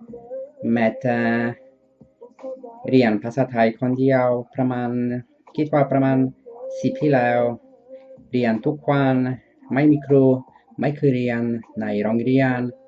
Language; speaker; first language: Thai; non-native, learner; Dutch